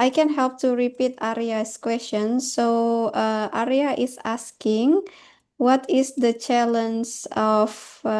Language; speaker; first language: English; non-native, fluent; Indonesian